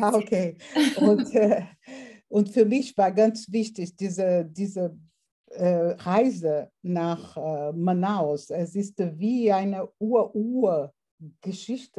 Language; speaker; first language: German; non-native, fluent; Portuguese